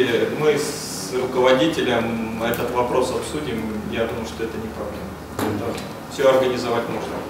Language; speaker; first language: Russian; native; Russian